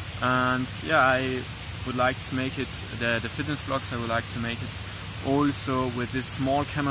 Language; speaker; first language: English; non-native, learner; German